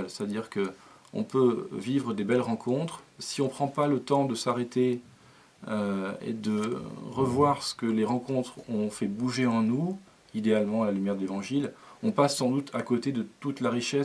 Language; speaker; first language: French; native; French